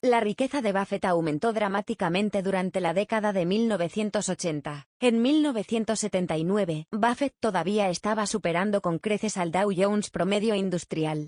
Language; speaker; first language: Spanish; native; Spanish